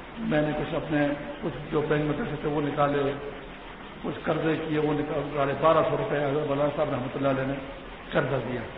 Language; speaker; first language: Urdu; non-native, local second language; Pashto